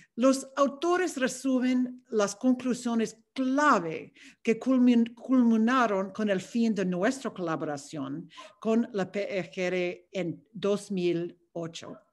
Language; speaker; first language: Spanish; non-native, fluent; English